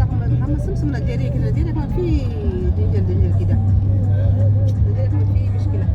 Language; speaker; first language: Arabic; native; Arabic